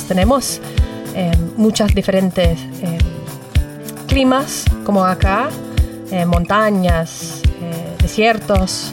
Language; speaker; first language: Spanish; non-native, learner; English